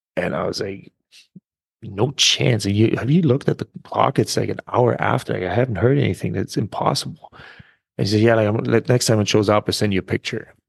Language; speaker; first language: English; non-native, fluent; German